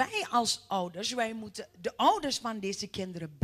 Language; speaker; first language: Dutch; non-native, fluent; Indonesian